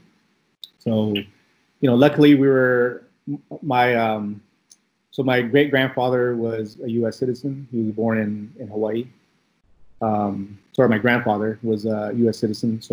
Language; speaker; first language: English; early bilingual, other home language; Filipino